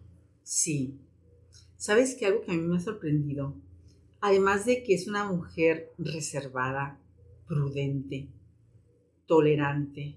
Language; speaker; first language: Spanish; native; Spanish